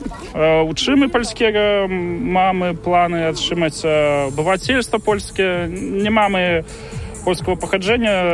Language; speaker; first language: Polish; non-native, learner; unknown